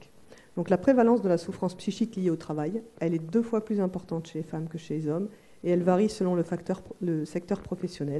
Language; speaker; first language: French; native; French